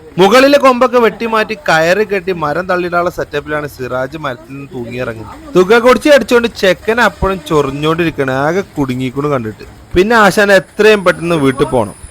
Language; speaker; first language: Malayalam; native; Malayalam